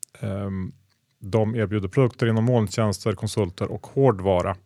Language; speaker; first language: Swedish; native; Swedish